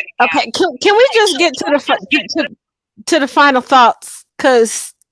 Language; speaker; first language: English; native; English